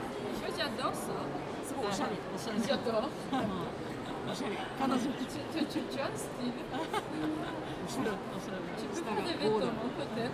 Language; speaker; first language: French; non-native, fluent; Japanese